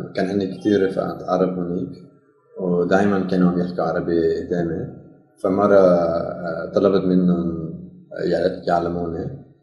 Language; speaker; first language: Arabic; non-native, learner; Dutch